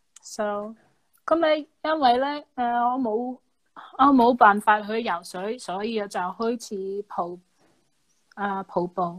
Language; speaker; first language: Chinese; non-native, fluent; English